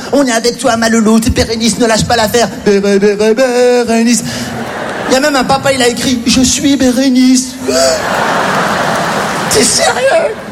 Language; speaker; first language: French; native; French